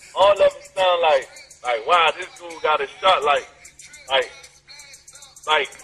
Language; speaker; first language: English; native; English